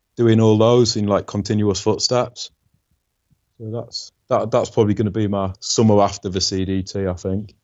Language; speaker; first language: English; native; English